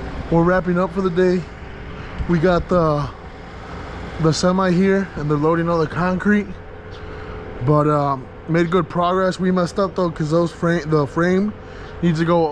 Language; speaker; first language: English; early bilingual, other home language; Spanish